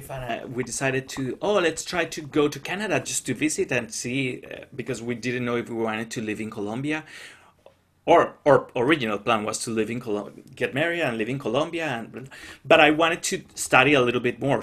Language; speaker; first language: English; non-native, fluent; Spanish